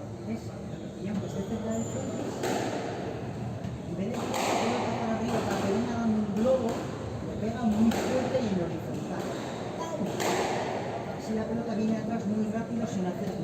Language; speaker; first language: Spanish; native; Spanish